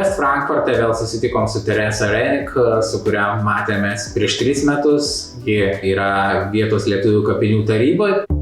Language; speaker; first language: Lithuanian; native; Lithuanian